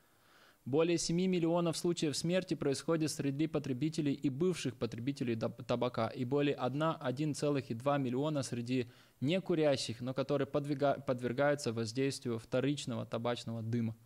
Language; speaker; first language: Russian; native; Russian